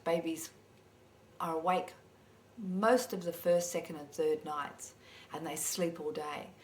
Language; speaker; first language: English; native; English